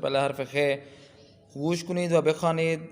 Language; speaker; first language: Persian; non-native, fluent; Urdu